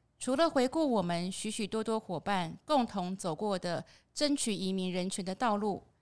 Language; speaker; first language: Chinese; non-native, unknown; Thai